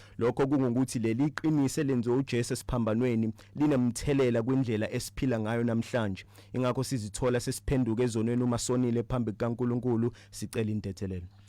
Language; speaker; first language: Zulu; native; Zulu